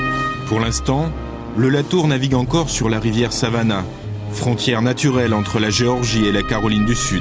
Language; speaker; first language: French; native; French